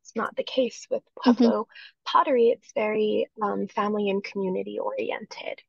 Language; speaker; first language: English; native; English